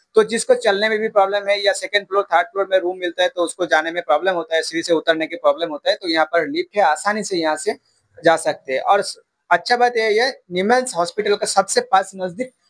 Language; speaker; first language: Hindi; non-native, local second language; Bangla